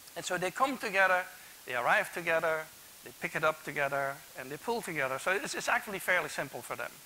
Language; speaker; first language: English; non-native, fluent; Dutch